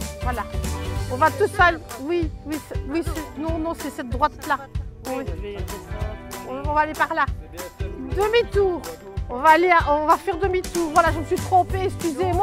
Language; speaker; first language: French; native; French